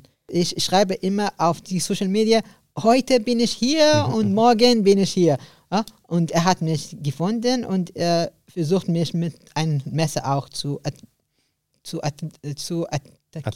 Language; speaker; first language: German; non-native, learner; Arabic